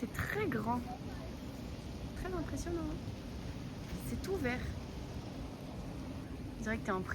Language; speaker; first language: French; native; French